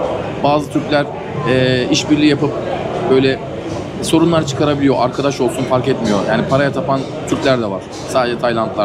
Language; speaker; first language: Turkish; native; Turkish